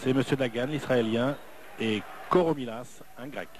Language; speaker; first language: French; native; French